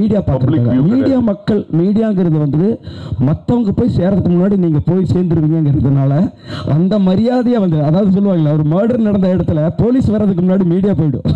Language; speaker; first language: Tamil; native; Tamil